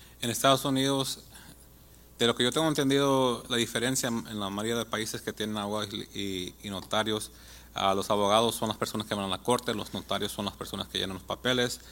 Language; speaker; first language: Spanish; early bilingual, heritage; Spanish